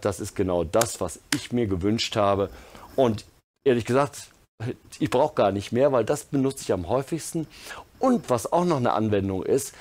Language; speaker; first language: German; native; German